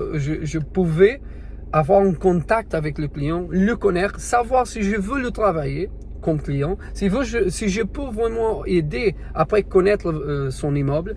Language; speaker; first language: French; non-native, learner; Portuguese